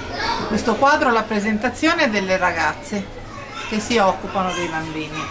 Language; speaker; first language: Italian; native; Italian